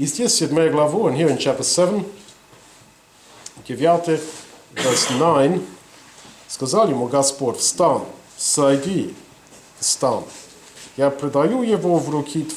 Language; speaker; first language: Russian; non-native, fluent; English